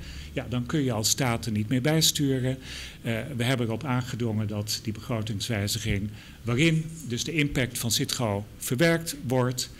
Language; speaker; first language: Dutch; native; Dutch